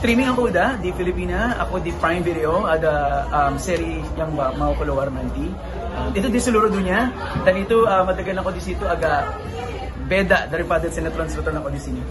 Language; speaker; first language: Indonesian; non-native, fluent; Filipino